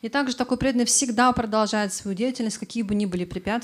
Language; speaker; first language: Russian; native; Russian